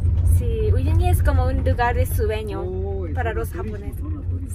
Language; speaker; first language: Spanish; non-native, fluent; Japanese